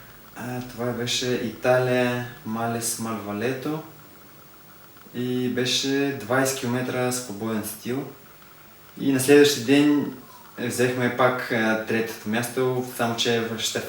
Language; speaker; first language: Bulgarian; non-native, learner; Russian